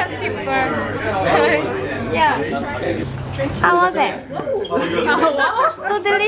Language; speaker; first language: English; non-native, learner; Korean